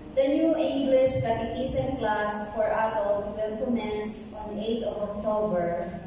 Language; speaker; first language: English; non-native, local second language; Filipino